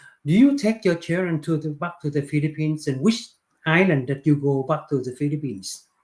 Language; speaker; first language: English; non-native, learner; Vietnamese